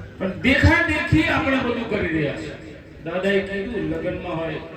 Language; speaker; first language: Gujarati; non-native, local second language; Rathawi